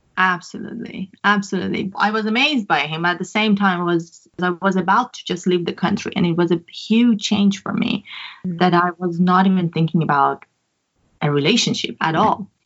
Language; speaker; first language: English; non-native, fluent; Persian